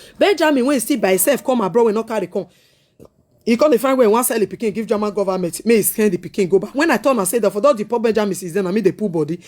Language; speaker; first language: Nigerian Pidgin; non-native, local second language; Esan